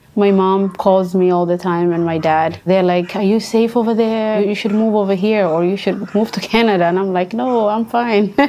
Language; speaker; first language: English; non-native, fluent; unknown